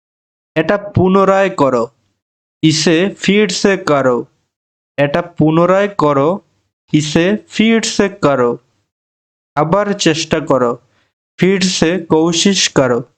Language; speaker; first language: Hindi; non-native, fluent; Bangla